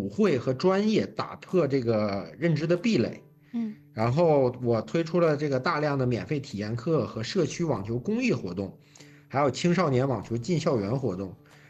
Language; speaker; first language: Chinese; native; Chinese